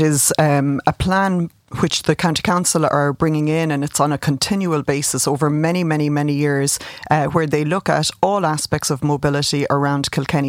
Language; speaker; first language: English; native; English